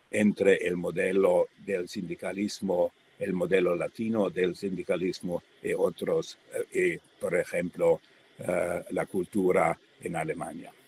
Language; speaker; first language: Spanish; non-native, fluent; German